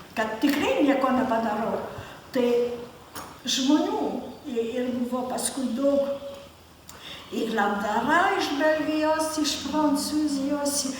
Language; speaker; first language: Lithuanian; non-native, fluent; German